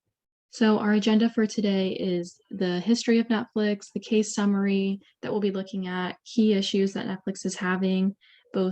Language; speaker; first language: English; native; English